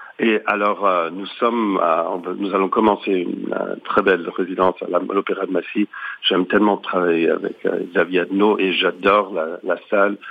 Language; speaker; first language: French; non-native, fluent; English